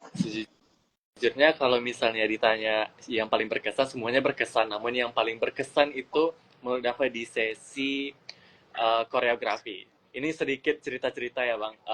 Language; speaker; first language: Indonesian; native; Indonesian